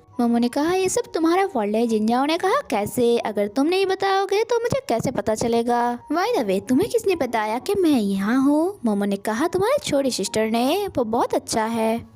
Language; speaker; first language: Hindi; non-native, local second language; Bangla